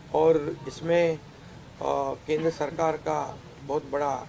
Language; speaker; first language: Hindi; non-native, local second language; Marathi